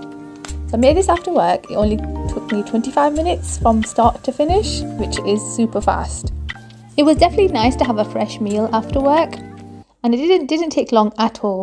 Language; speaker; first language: English; native; English